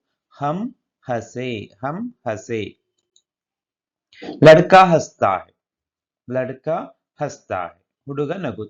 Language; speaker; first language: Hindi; non-native, local second language; Kannada